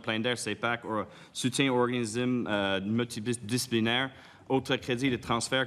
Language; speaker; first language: French; non-native, local second language; English